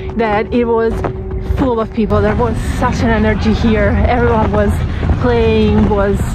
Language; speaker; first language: English; non-native, fluent; Italian